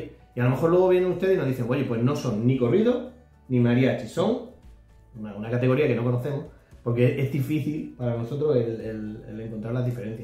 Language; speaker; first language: Spanish; native; Spanish